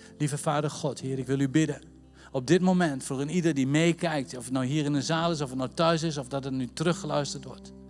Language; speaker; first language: Dutch; native; Dutch